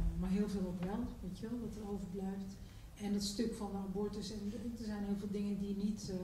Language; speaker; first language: Dutch; early bilingual, other home language; Turkish